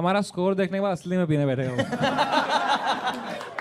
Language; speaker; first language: Hindi; native; Hindi